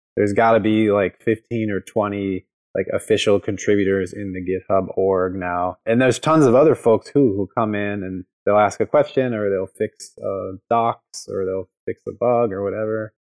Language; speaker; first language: English; native; English